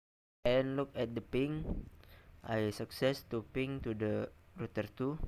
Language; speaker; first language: English; non-native, learner; Indonesian